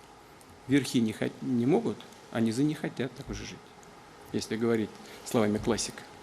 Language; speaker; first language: Russian; native; Russian